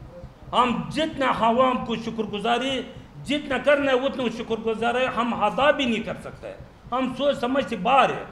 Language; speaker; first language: Urdu; non-native, learner; Pashto